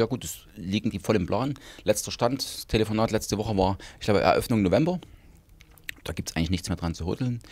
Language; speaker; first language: German; native; German